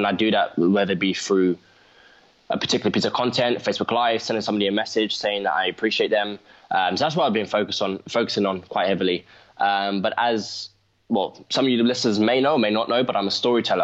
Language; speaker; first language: English; native; English